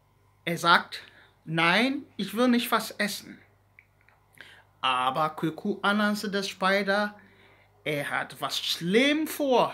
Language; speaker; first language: German; non-native, learner; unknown